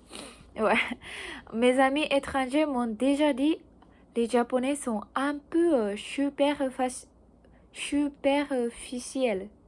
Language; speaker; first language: French; non-native, learner; Japanese